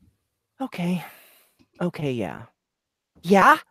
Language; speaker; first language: English; native; English